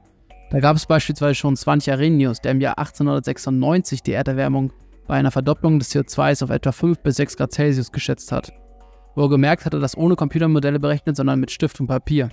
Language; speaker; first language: German; native; German